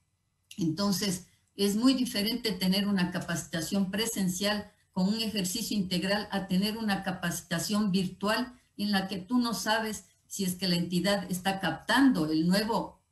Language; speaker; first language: Spanish; native; Spanish